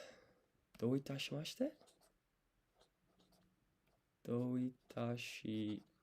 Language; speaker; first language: Japanese; non-native, learner; English